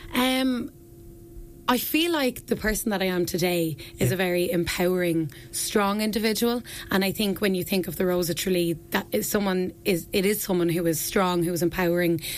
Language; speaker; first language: English; native; English